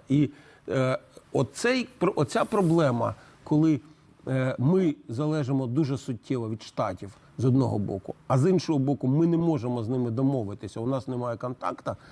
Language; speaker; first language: Ukrainian; native; Ukrainian